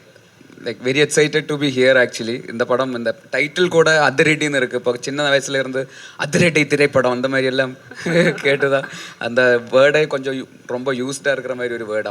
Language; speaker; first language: Tamil; non-native, learner; Malayalam